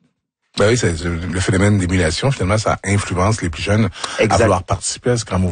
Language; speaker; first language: French; native; French